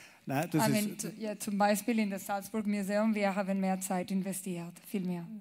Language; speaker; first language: German; non-native, learner; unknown